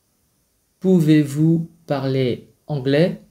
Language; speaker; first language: French; non-native, fluent; Vietnamese